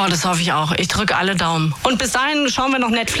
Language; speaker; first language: German; native; German